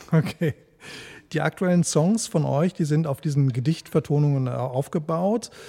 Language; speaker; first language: German; native; German